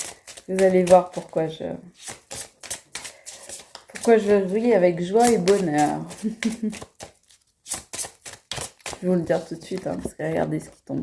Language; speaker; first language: French; native; French